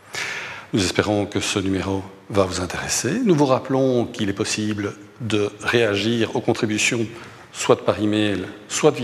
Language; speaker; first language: French; native; French